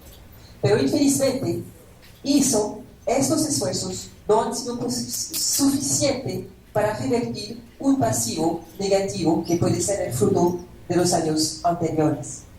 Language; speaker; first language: Spanish; non-native, fluent; French